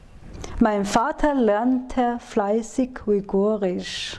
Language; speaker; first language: German; non-native, fluent; Chinese